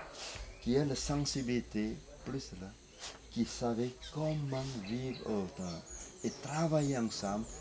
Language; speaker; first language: French; non-native, fluent; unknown